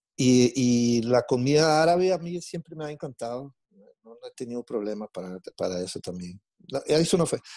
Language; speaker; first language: Spanish; non-native, fluent; Portuguese